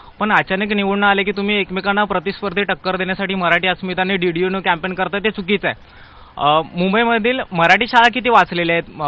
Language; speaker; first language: Marathi; native; Marathi